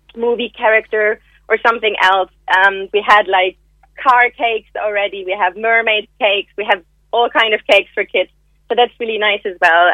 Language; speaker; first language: English; non-native, fluent; German